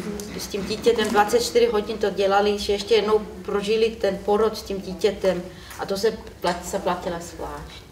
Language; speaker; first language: Czech; non-native, learner; German